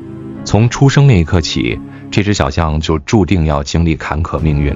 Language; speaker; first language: Chinese; native; Chinese